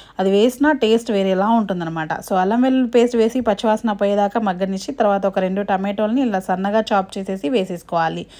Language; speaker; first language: Telugu; non-native, local second language; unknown